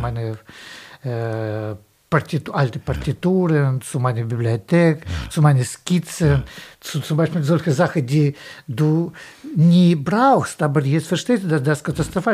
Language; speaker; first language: German; non-native, fluent; Russian